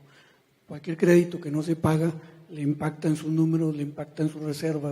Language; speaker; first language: Spanish; native; Spanish